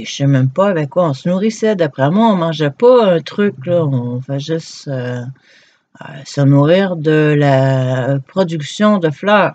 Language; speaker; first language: French; native; French